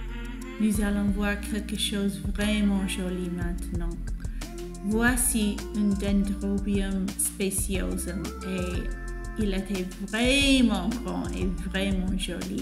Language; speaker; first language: French; non-native, fluent; English